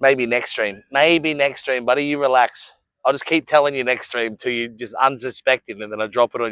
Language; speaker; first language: English; native; English